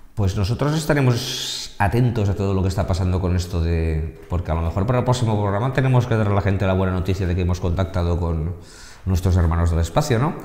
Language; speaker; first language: Spanish; non-native, local second language; Catalan